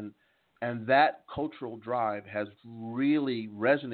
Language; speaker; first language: English; native; English